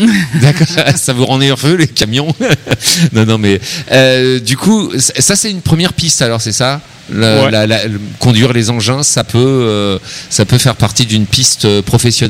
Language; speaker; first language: French; native; French